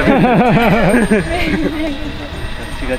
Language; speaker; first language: Japanese; native; Japanese